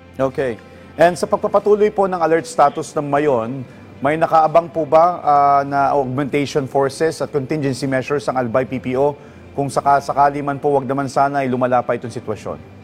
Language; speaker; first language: Filipino; native; Filipino